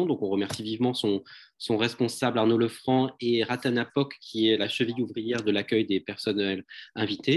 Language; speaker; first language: French; native; French